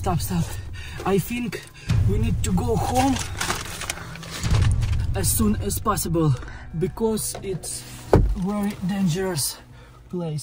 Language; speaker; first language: English; non-native, learner; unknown